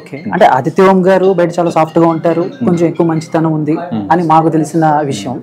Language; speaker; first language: Telugu; native; Telugu